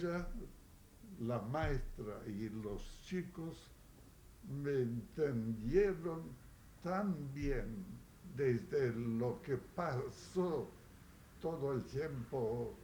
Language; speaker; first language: Spanish; non-native, fluent; Yiddish